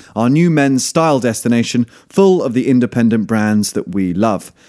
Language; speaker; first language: English; native; English